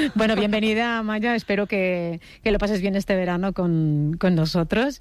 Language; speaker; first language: Spanish; native; Spanish